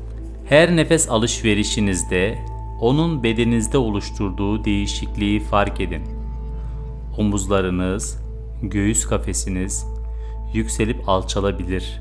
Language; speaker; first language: Turkish; native; Turkish